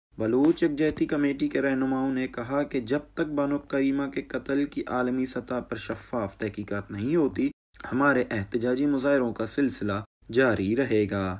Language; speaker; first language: Urdu; non-native, local second language; Baluchi